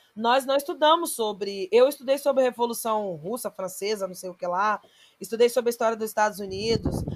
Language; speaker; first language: Portuguese; native; Portuguese